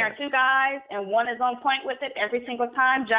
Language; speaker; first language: English; native; English